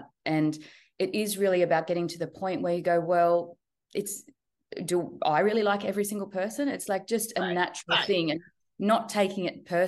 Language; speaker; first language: English; native; English